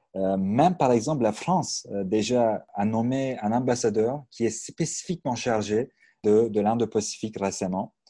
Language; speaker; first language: French; non-native, fluent; Turkish